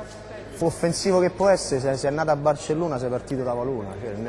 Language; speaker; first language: Italian; native; Italian